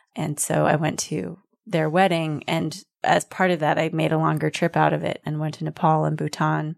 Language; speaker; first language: English; native; English